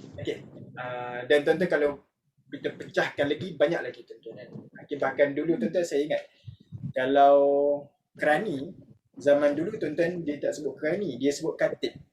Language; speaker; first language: Malay; native; Malay